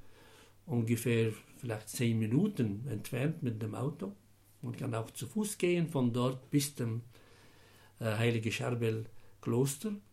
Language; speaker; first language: German; non-native, fluent; Arabic